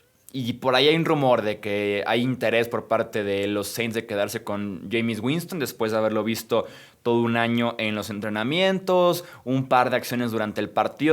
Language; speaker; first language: Spanish; native; Spanish